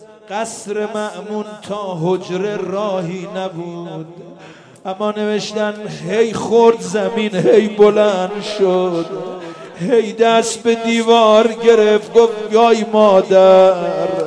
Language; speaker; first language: Persian; native; Persian